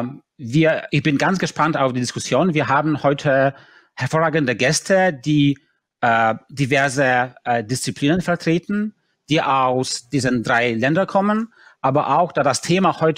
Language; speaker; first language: German; non-native, fluent; Polish